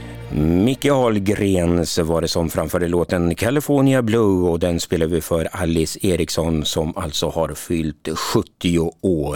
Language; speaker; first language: Swedish; native; Swedish